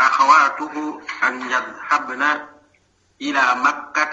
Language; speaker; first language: Arabic; non-native, learner; French